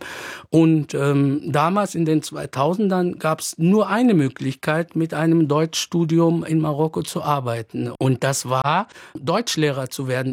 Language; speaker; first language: German; non-native, fluent; Arabic